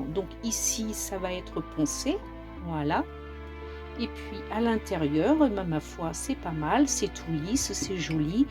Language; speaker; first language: French; native; French